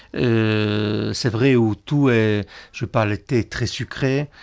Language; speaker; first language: French; non-native, fluent; Italian